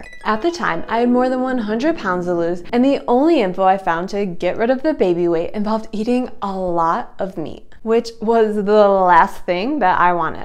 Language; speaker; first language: English; native; English